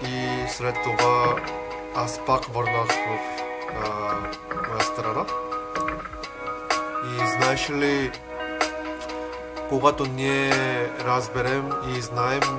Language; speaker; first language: Bulgarian; non-native, learner; Korean